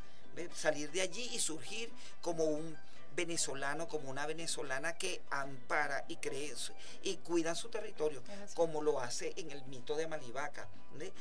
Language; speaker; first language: Spanish; native; Spanish